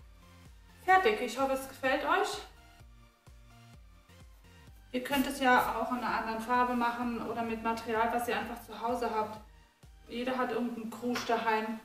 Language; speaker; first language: German; native; German